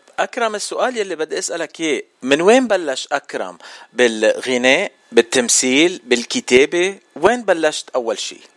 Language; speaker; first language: Arabic; non-native, local second language; Armenian